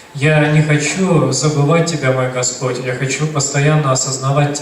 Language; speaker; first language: Russian; native; Russian